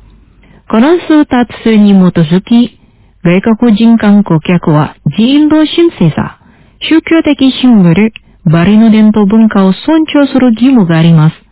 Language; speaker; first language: Japanese; non-native, fluent; Indonesian